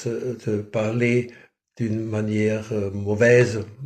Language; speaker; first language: French; non-native, fluent; German